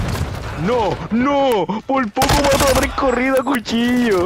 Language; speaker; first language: Spanish; native; Spanish